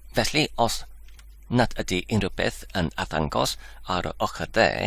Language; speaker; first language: Welsh; non-native, fluent; English